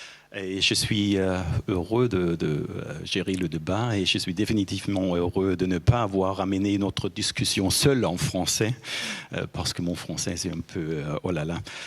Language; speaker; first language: French; non-native, fluent; German